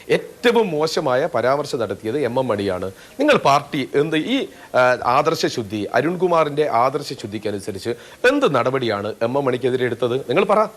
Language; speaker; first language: Malayalam; native; Malayalam